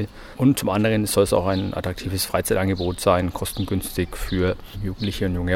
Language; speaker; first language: German; native; German